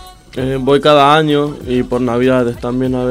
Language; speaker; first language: Spanish; early bilingual, other home language; Arabic